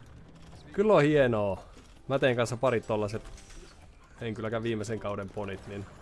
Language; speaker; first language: Finnish; native; Finnish